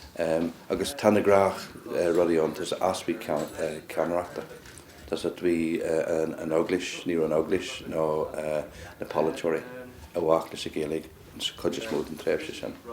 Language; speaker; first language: Irish; non-native, local second language; English